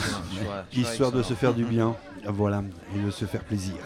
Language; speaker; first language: French; native; French